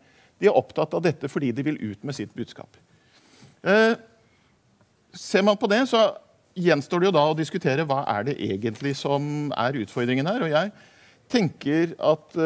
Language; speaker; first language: Norwegian; native; Norwegian